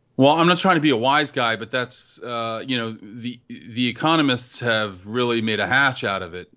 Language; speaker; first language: English; native; English